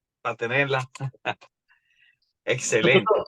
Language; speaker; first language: Spanish; native; Spanish